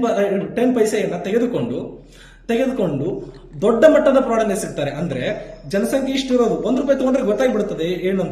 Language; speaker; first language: Kannada; native; Kannada